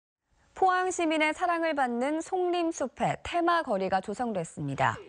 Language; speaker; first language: Korean; native; Korean